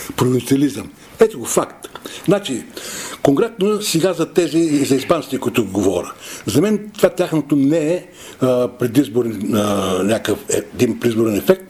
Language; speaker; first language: Bulgarian; native; Bulgarian